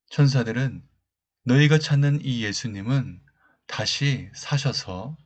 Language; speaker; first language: Korean; native; Korean